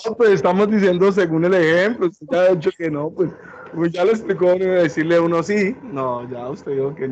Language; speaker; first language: Spanish; native; Spanish